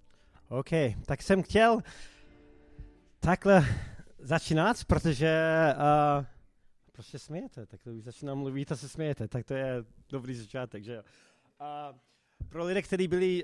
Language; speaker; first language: Czech; non-native, fluent; English